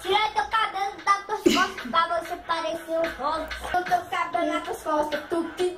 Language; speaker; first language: Portuguese; native; Portuguese